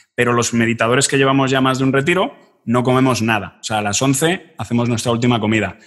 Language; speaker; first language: Spanish; native; Spanish